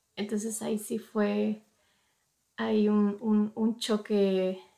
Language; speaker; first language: Spanish; native; Spanish